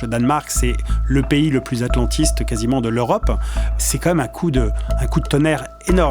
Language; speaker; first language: French; native; French